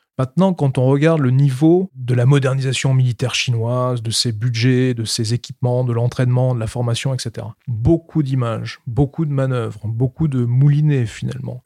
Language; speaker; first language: French; native; French